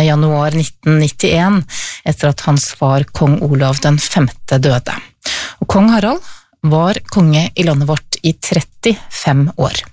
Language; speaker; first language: Norwegian; native; Norwegian